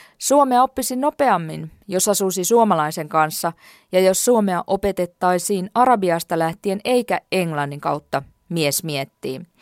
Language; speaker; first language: Finnish; native; Finnish